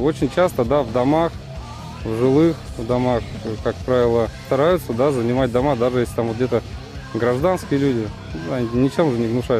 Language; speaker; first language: Russian; native; Russian